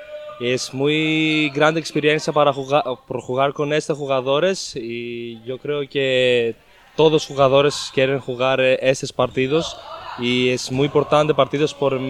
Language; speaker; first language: Spanish; non-native, learner; Greek